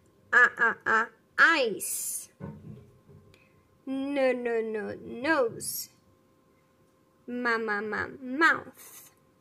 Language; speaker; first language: English; non-native, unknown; Portuguese